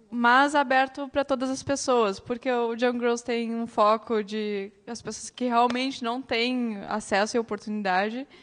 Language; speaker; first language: Portuguese; native; Portuguese